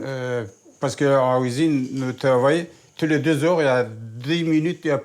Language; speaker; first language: French; non-native, learner; Turkish